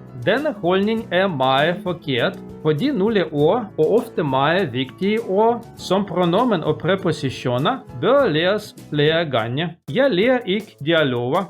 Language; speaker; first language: Danish; non-native, learner; Russian